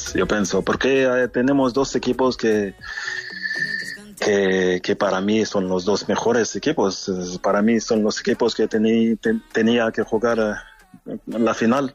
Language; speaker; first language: Spanish; non-native, fluent; French